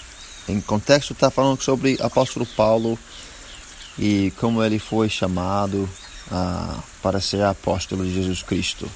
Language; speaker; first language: Portuguese; non-native, learner; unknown